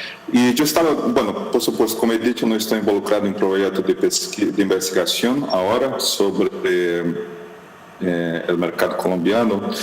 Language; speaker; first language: Spanish; non-native, fluent; Portuguese